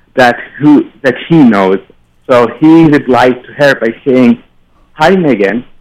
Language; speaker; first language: English; non-native, fluent; Arabic